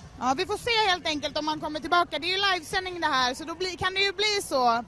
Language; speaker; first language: Swedish; native; Swedish